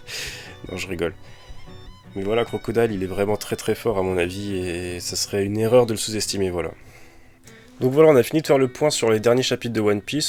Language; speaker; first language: French; native; French